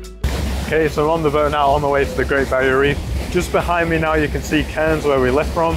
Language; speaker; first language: English; native; English